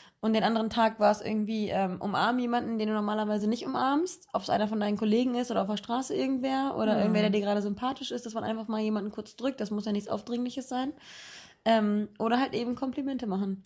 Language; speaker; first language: German; native; German